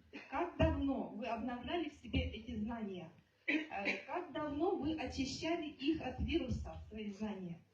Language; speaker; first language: Russian; native; Russian